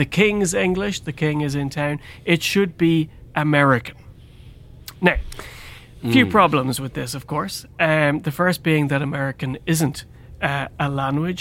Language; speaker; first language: English; native; English